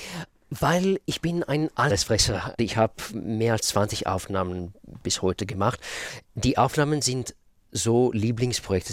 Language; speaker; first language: German; non-native, fluent; Russian